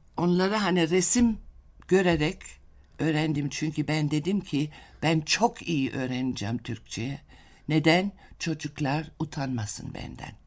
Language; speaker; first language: Turkish; non-native, fluent; German